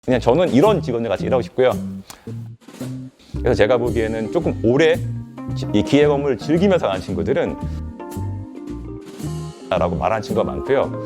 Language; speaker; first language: Korean; native; Korean